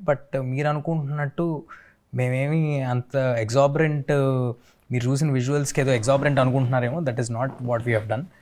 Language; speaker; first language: Telugu; native; Telugu